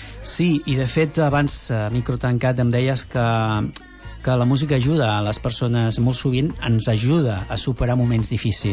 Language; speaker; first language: Catalan; native; Catalan